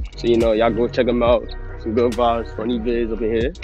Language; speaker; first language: English; native; English